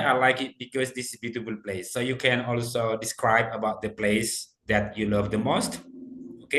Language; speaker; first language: English; non-native, fluent; Indonesian